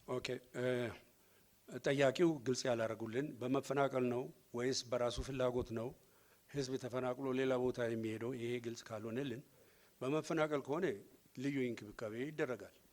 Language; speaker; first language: Amharic; non-native, local second language; Oromo